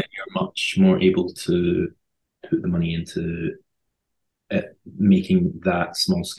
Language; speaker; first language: English; native; English